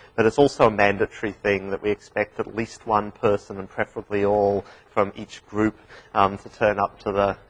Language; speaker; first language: English; native; English